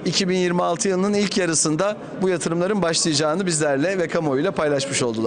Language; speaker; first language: Turkish; native; Turkish